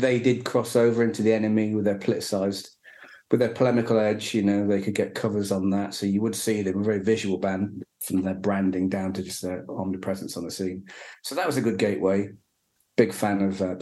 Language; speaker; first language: English; native; English